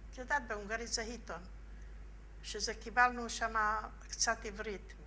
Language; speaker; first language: Hebrew; non-native, fluent; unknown